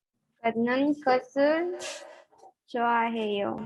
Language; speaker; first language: Korean; non-native, learner; Spanish